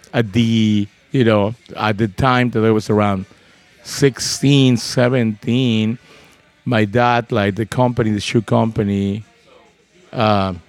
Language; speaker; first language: English; non-native, fluent; Spanish